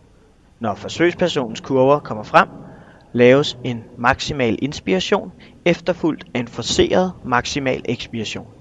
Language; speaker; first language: Danish; native; Danish